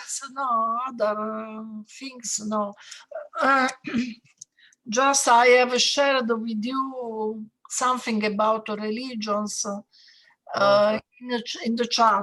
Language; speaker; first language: English; non-native, learner; Italian